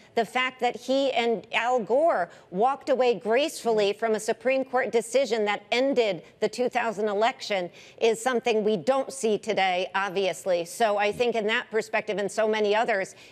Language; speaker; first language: English; native; English